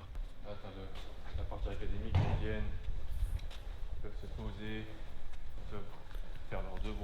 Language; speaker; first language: French; native; French